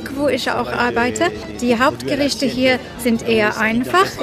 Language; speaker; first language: German; non-native, fluent; French